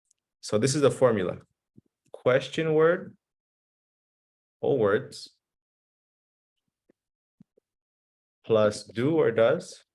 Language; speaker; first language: English; early bilingual, other home language; Spanish